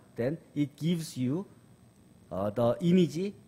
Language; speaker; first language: English; non-native, fluent; Korean